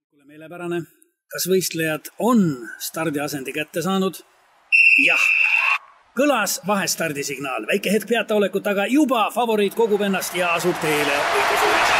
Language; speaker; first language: Estonian; native; Estonian